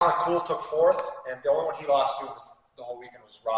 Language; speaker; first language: English; native; English